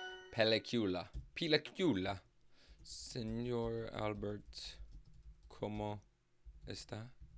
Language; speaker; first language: Spanish; non-native, learner; English